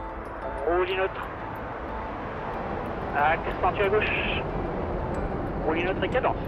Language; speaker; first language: French; native; French